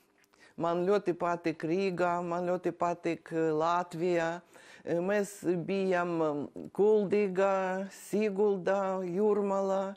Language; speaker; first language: Latvian; non-native, learner; Ukrainian